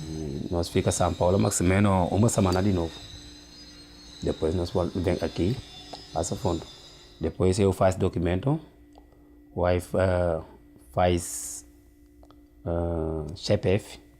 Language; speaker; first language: Portuguese; non-native, learner; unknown